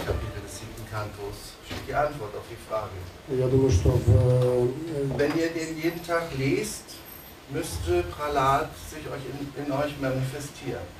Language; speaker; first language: German; non-native, learner; Russian